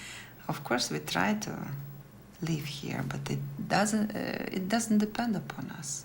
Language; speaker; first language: English; non-native, learner; Russian